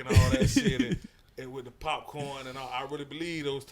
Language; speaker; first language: English; native; English